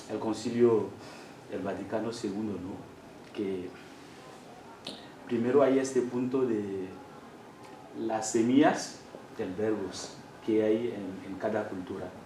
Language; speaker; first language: Spanish; non-native, fluent; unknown